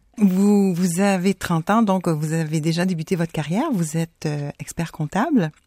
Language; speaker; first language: French; native; French